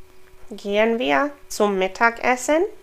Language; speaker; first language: German; non-native, fluent; English